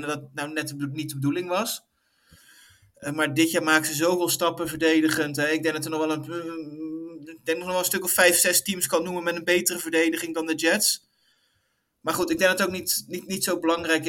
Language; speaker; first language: Dutch; native; Dutch